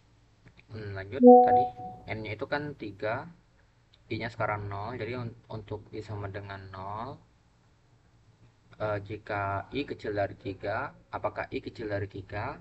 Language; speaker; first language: Indonesian; native; Indonesian